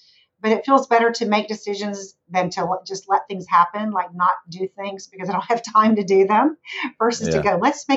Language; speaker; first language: English; native; English